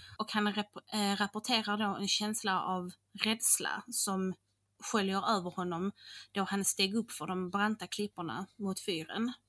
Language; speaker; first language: Swedish; native; Swedish